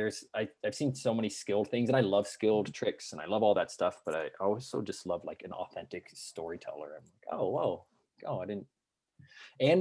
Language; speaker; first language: English; native; English